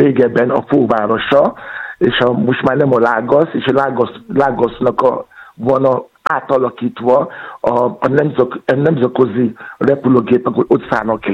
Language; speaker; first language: Hungarian; non-native, fluent; Yoruba